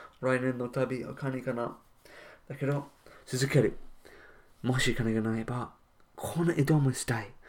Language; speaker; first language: Japanese; non-native, learner; English